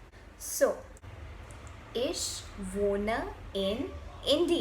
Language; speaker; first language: German; non-native, learner; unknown